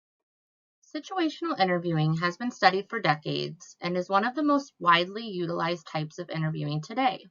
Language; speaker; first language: English; native; English